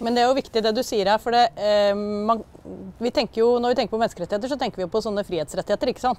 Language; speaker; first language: Norwegian; native; Norwegian